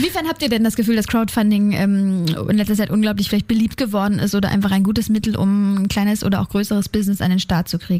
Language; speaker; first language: German; native; German